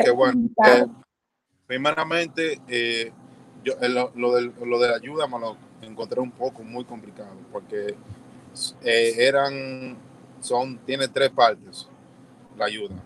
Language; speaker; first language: Spanish; early bilingual, heritage; Spanish